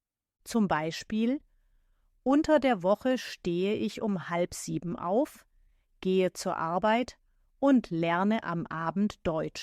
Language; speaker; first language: German; native; German